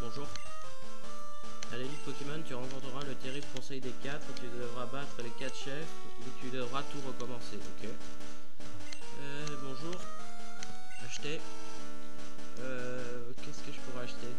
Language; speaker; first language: French; native; French